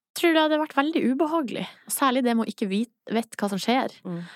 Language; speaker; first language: Norwegian; native; Norwegian